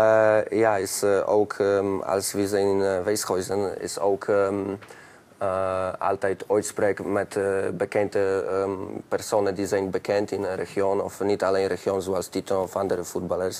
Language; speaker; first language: Dutch; non-native, learner; Polish